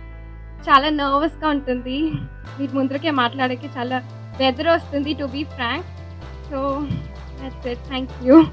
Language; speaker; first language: Telugu; early bilingual, heritage; Telugu